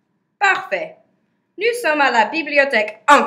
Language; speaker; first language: French; non-native, learner; English